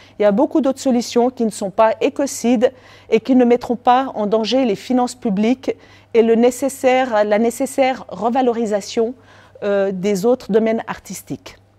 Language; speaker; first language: French; native; French